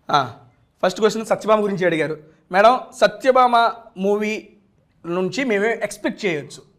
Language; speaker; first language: Telugu; native; Telugu